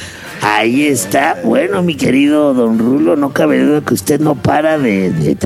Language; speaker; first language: Spanish; native; Spanish